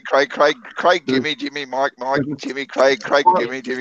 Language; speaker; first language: English; native; English